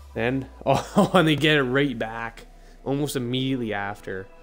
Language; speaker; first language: English; native; English